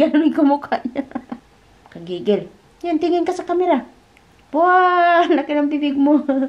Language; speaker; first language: Filipino; native; Filipino